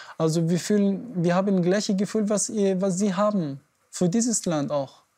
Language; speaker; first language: German; non-native, learner; Arabic